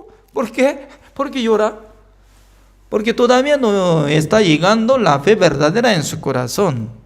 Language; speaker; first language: Spanish; non-native, fluent; Korean